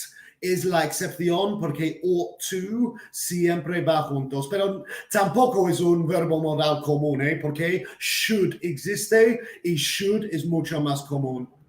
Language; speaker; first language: Spanish; non-native, fluent; English